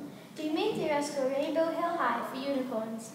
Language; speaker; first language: Welsh; non-native, learner; English